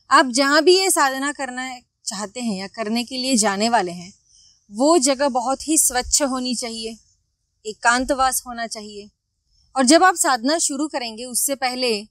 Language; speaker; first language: Hindi; non-native, local second language; Marathi